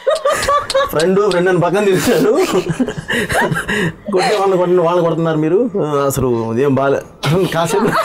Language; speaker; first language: Telugu; native; Telugu